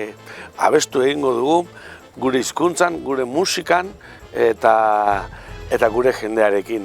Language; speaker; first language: Basque; native; Basque